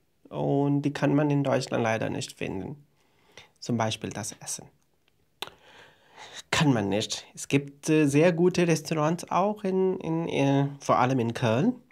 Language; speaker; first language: German; non-native, fluent; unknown